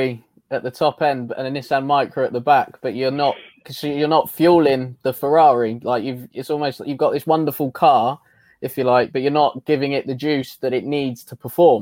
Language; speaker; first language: English; native; English